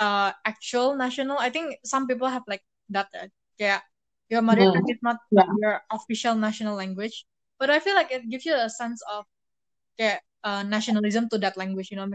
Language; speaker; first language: English; non-native, fluent; Indonesian